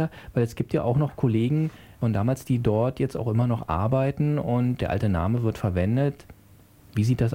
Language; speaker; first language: German; native; German